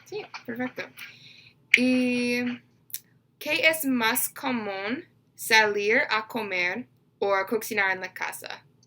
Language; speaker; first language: Spanish; non-native, learner; English